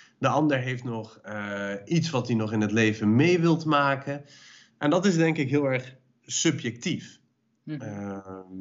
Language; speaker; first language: Dutch; early bilingual, other home language; Persian